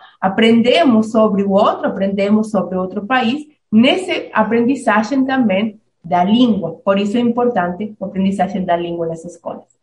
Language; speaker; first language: Portuguese; non-native, fluent; Spanish